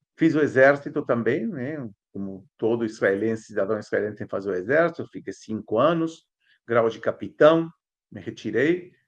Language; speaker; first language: Portuguese; non-native, fluent; Spanish